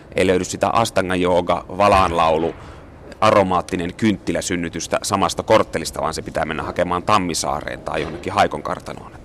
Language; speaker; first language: Finnish; native; Finnish